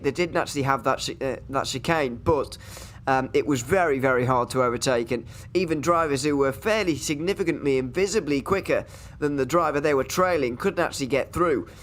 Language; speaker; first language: English; native; English